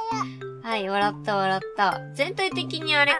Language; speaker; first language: Japanese; native; Japanese